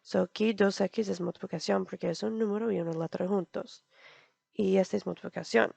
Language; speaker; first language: Spanish; non-native, learner; English